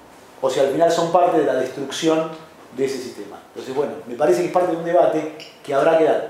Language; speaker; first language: Spanish; native; Spanish